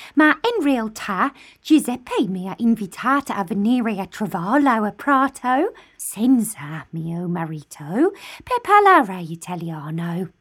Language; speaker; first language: Italian; non-native, learner; English